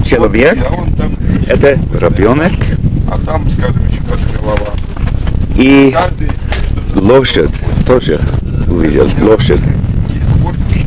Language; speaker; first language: Russian; non-native, learner; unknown